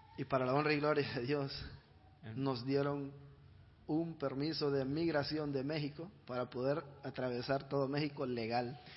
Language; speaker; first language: Spanish; native; Spanish